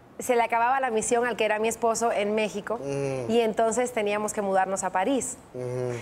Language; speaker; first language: Spanish; native; Spanish